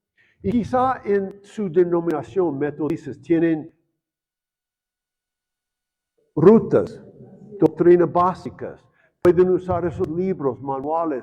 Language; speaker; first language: Spanish; non-native, fluent; English